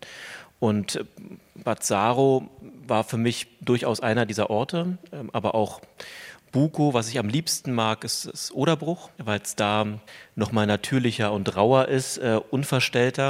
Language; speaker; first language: German; native; German